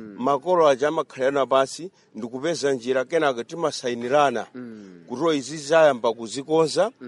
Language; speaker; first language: Nyanja; native; Nyanja